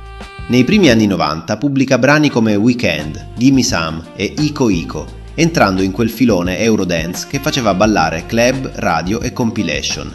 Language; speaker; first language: Italian; native; Italian